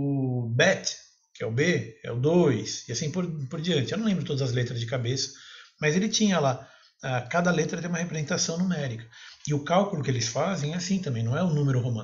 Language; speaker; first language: Portuguese; native; Portuguese